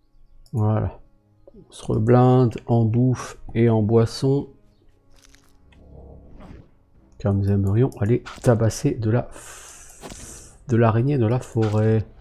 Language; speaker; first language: French; native; French